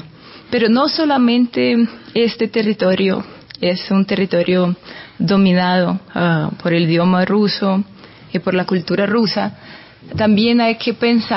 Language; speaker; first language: Spanish; non-native, fluent; Russian